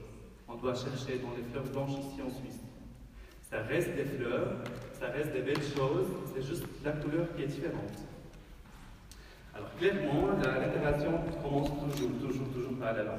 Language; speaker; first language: French; non-native, fluent; Arabic